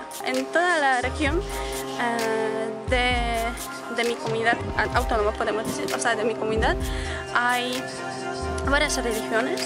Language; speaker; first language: Spanish; non-native, fluent; Polish